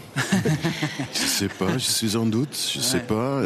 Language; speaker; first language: French; non-native, local second language; Dutch